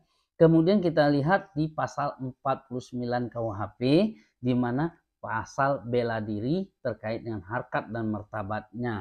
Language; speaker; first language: Indonesian; native; Indonesian